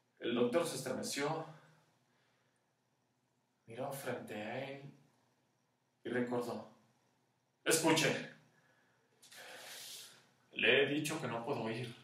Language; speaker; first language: Spanish; native; Spanish